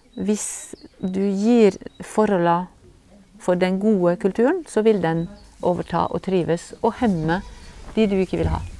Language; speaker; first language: Norwegian; non-native, fluent; French